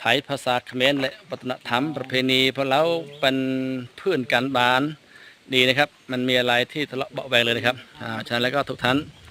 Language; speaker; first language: Thai; non-native, fluent; Khmer